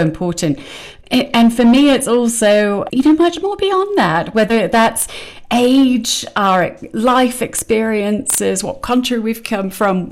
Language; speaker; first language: English; native; English